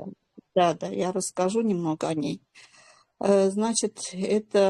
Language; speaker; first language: Russian; non-native, local second language; Azerbaijani